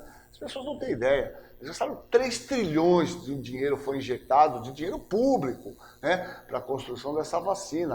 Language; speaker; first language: Portuguese; native; Portuguese